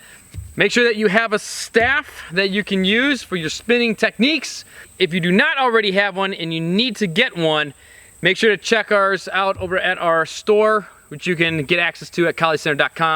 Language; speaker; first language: English; native; English